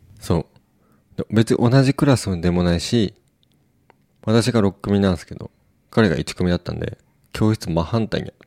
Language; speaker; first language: Japanese; native; Japanese